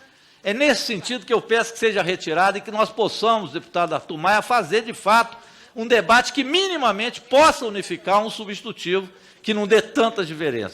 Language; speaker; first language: Portuguese; native; Portuguese